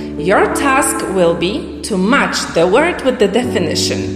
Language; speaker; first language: English; non-native, fluent; Polish